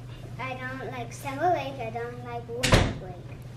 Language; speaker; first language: English; native; English